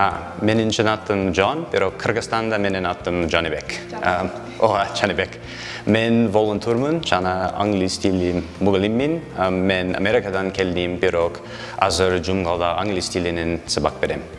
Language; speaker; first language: Kyrgyz; non-native, learner; English